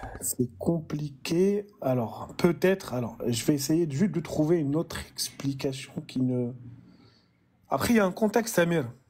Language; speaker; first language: French; early bilingual, other home language; Arabic